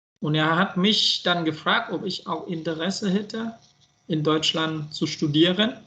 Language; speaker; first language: German; non-native, fluent; Vietnamese